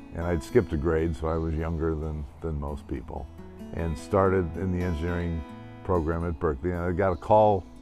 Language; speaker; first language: English; native; English